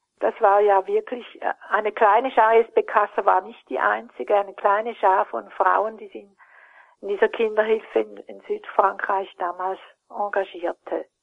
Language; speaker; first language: German; native; German